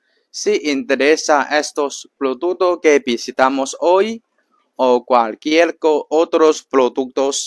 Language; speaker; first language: Spanish; non-native, learner; Chinese